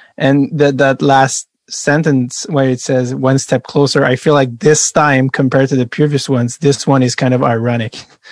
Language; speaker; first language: English; non-native, fluent; French